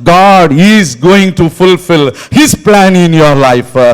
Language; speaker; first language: English; non-native, local second language; Tamil